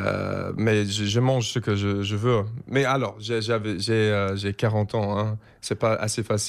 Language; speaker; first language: French; non-native, learner; English